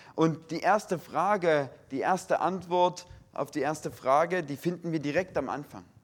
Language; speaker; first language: German; native; German